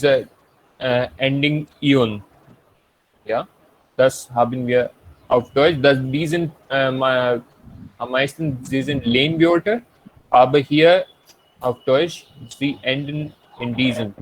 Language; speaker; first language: German; non-native, fluent; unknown